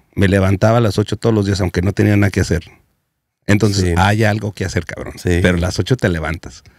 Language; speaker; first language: Spanish; early bilingual, heritage; Spanish